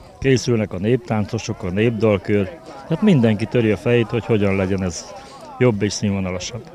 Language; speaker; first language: Hungarian; native; Hungarian